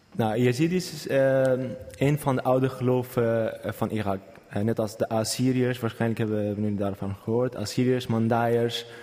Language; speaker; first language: Dutch; non-native, fluent; Kurdish